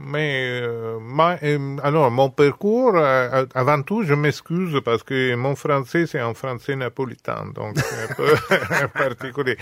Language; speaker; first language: French; non-native, fluent; Italian